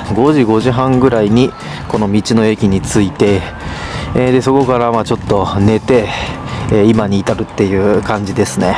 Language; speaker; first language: Japanese; native; Japanese